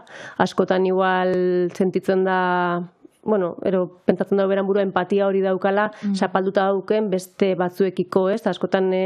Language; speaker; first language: Basque; native; Basque